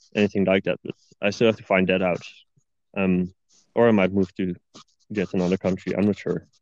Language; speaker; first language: English; non-native, fluent; Dutch